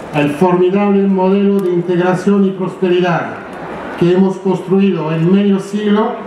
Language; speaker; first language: Spanish; non-native, fluent; French